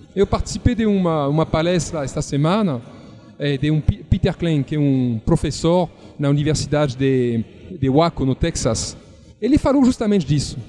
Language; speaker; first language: Portuguese; non-native, fluent; French